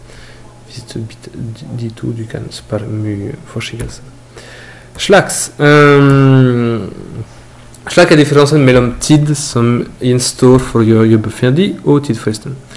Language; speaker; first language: Norwegian; non-native, learner; French